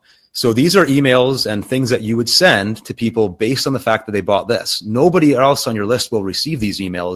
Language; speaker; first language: English; native; English